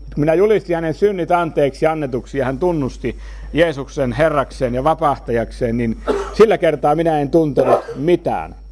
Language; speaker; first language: Finnish; native; Finnish